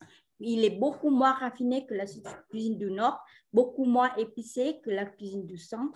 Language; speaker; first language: French; non-native, fluent; Vietnamese